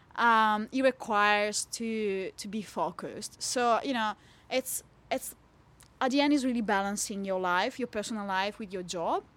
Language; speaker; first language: English; non-native, fluent; Italian